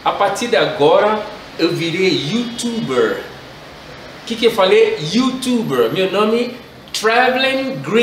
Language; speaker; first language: Portuguese; non-native, learner; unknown